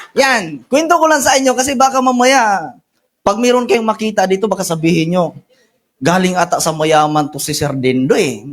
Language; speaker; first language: Filipino; non-native, local second language; Masbatenyo